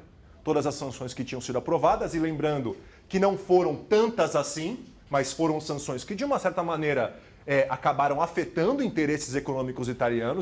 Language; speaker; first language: Portuguese; native; Portuguese